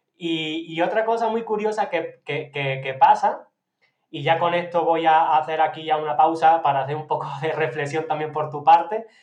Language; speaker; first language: Spanish; native; Spanish